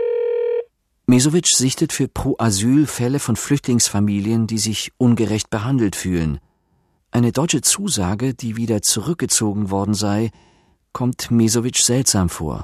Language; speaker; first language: German; native; German